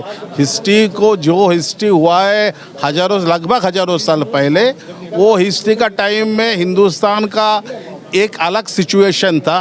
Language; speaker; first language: Hindi; non-native, local second language; Bangla